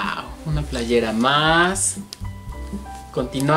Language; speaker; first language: Spanish; native; Spanish